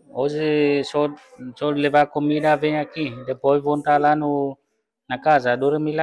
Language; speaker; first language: Portuguese; non-native, learner; Vietnamese